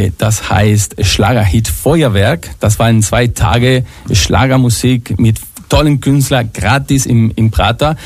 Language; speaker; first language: German; non-native, fluent; Spanish